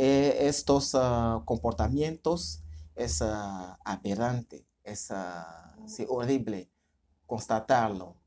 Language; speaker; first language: Spanish; non-native, fluent; French